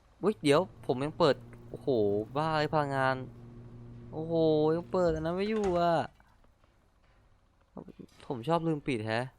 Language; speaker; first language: Thai; native; Thai